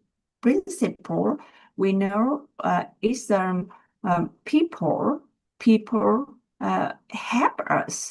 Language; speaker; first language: English; non-native, learner; Vietnamese